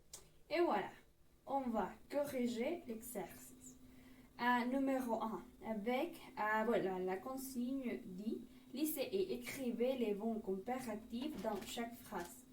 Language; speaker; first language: French; non-native, learner; Spanish